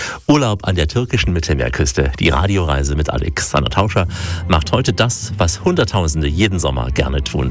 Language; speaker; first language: German; native; German